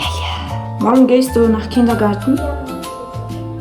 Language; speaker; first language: German; non-native, learner; Mongolian